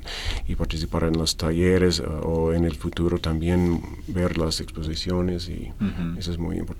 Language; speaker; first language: Spanish; non-native, fluent; English